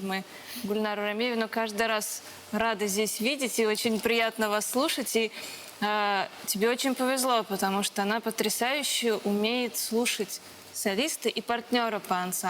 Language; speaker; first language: Russian; native; Russian